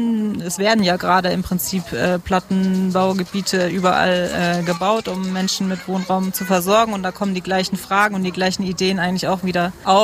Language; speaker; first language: German; native; German